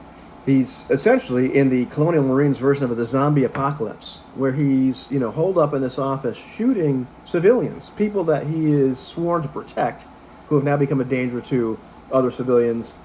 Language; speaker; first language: English; native; English